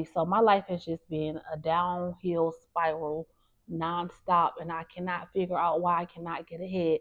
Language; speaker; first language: English; native; English